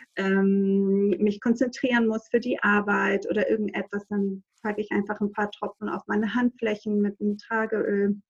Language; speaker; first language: German; non-native, fluent; Greek